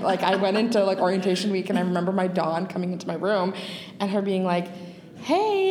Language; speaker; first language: English; native; English